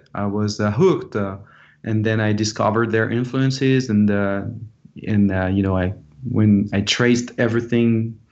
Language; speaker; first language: English; non-native, fluent; French